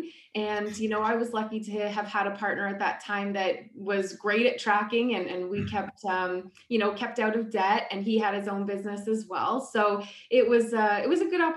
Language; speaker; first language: English; native; English